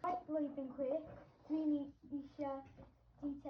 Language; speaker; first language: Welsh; non-native, local second language; English